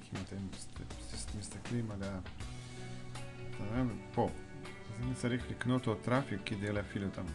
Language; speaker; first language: Hebrew; non-native, fluent; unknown